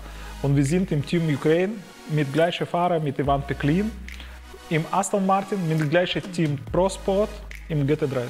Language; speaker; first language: German; non-native, learner; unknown